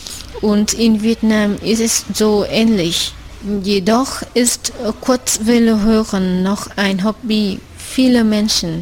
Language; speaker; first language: German; non-native, fluent; Vietnamese